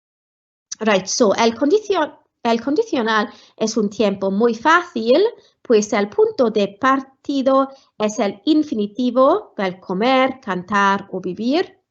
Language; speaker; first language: Spanish; non-native, fluent; Welsh